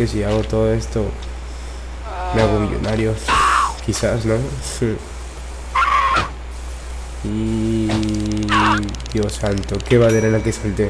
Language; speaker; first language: Spanish; native; Spanish